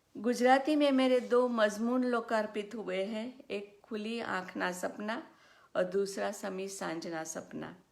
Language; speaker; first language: Hindi; non-native, local second language; Gujarati